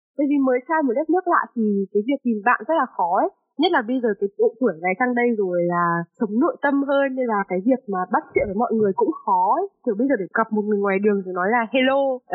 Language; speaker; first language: Vietnamese; native; Vietnamese